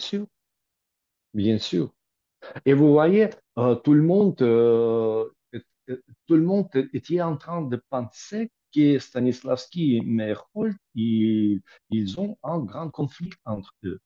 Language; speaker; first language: French; non-native, fluent; Russian